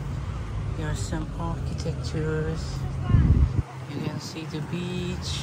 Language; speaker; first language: English; non-native, local second language; Urdu